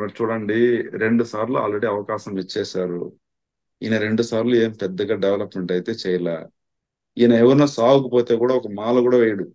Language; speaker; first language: Telugu; non-native, local second language; Tamil